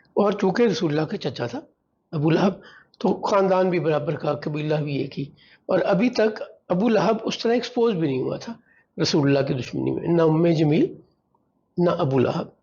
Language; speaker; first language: Urdu; non-native, local second language; Punjabi